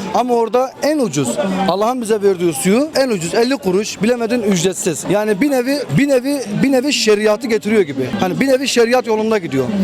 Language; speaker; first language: Turkish; non-native, local second language; Kurdish